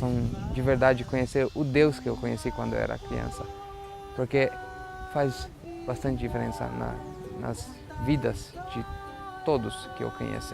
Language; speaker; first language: Portuguese; non-native, fluent; Albanian